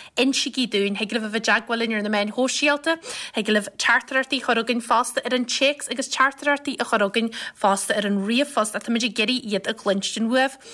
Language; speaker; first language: Irish; native; Irish